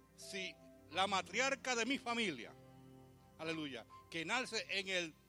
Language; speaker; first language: Spanish; early bilingual, heritage; Spanish